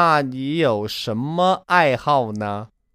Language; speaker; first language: Chinese; non-native, learner; English